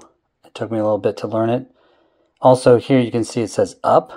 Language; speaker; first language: English; native; English